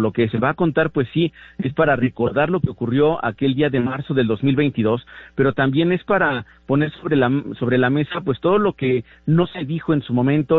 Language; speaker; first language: Spanish; native; Spanish